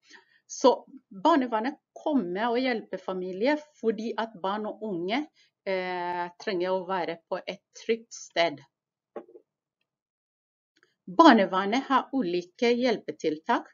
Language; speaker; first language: Norwegian; non-native, fluent; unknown